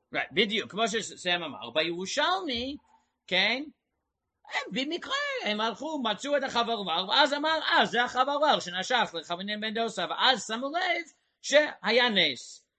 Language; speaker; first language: Hebrew; non-native, fluent; English